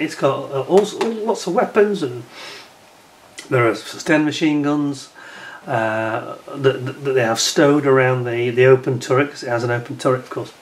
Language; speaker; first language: English; native; English